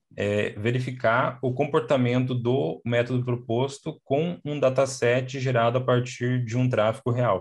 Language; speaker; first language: Portuguese; native; Portuguese